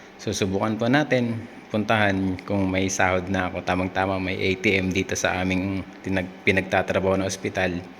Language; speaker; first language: Filipino; native; Filipino